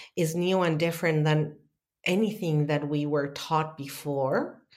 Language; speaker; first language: English; non-native, fluent; Spanish